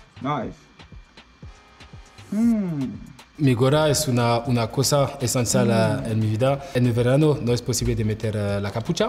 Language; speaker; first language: Spanish; non-native, learner; French